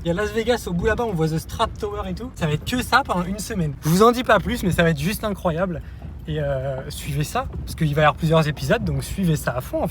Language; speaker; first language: French; native; French